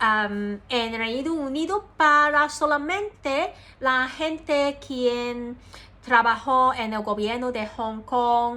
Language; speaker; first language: Spanish; non-native, learner; Cantonese